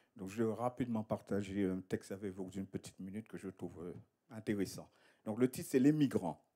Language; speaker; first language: French; native; French